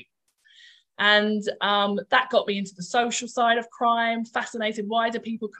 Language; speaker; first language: English; native; English